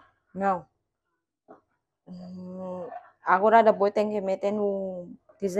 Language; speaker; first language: Portuguese; non-native, learner; Vietnamese